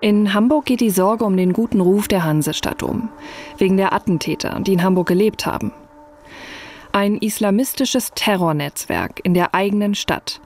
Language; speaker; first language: German; native; German